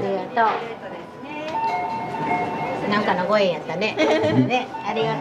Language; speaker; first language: Japanese; native; Japanese